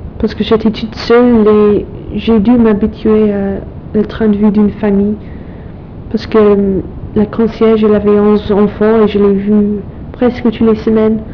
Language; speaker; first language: French; non-native, fluent; English